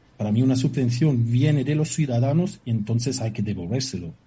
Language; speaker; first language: Spanish; non-native, fluent; German